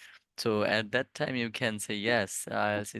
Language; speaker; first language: English; non-native, fluent; Bangla